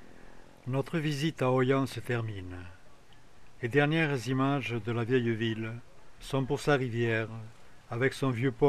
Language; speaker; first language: French; native; French